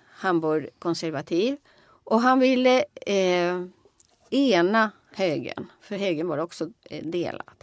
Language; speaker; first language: Swedish; non-native, fluent; Spanish